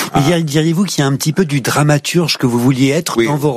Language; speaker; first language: French; native; French